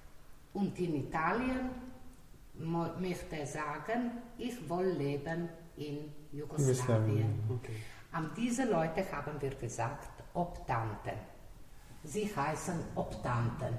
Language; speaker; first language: German; non-native, learner; Slovenian